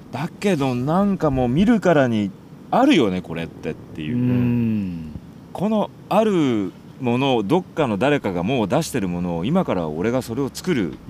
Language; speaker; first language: Japanese; native; Japanese